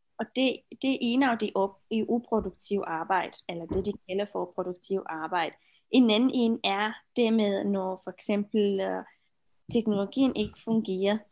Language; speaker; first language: Danish; non-native, fluent; Romanian